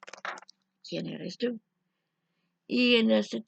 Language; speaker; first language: Spanish; non-native, fluent; English